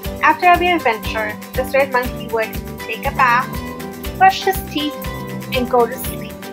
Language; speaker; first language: English; native; English